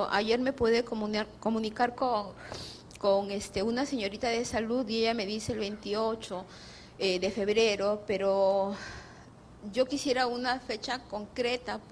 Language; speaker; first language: Spanish; native; Spanish